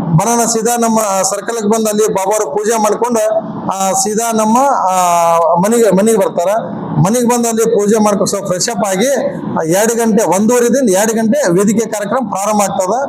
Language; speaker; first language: Kannada; non-native, local second language; Lambadi